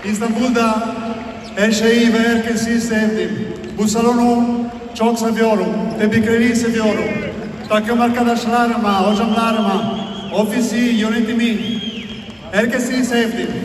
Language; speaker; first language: Turkish; non-native, learner; Italian